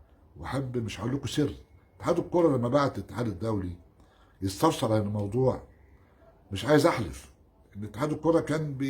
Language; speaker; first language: Arabic; native; Arabic